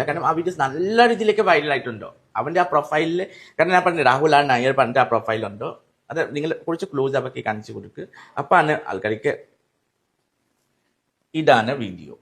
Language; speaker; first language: Malayalam; non-native, fluent; Assamese